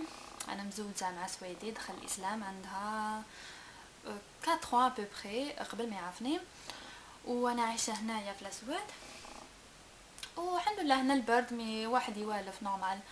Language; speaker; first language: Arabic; early bilingual, heritage; Italian